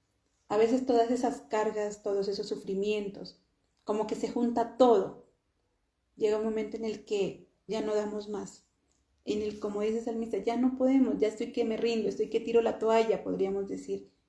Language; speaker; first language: Spanish; native; Spanish